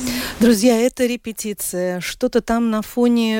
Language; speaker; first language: Russian; native; Russian